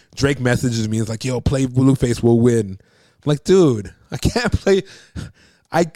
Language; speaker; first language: English; native; English